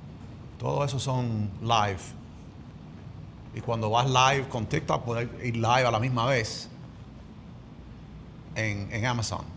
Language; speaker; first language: Spanish; early bilingual, heritage; English